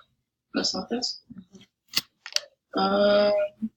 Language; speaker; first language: Spanish; non-native, learner; English